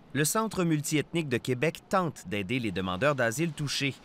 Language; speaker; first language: French; native; French